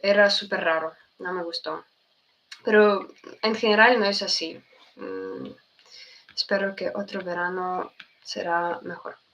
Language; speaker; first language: Spanish; non-native, fluent; Russian